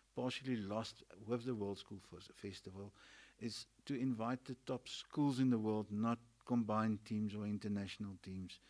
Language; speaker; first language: English; non-native, local second language; Afrikaans